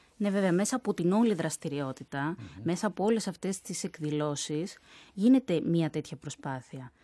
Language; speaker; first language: Greek; native; Greek